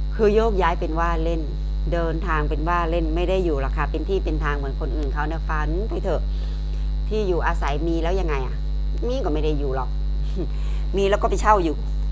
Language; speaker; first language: Thai; non-native, local second language; Chinese